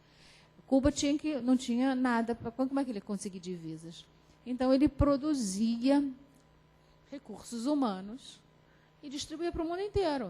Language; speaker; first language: Portuguese; native; Portuguese